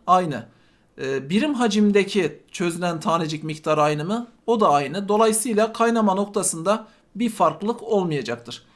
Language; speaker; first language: Turkish; native; Turkish